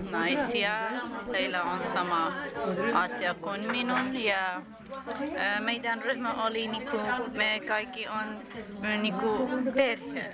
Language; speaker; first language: Finnish; non-native, learner; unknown